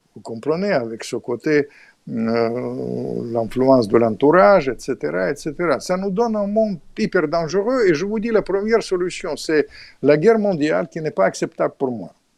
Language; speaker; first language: French; non-native, fluent; Russian